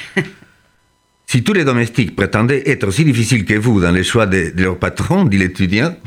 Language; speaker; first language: French; non-native, fluent; Spanish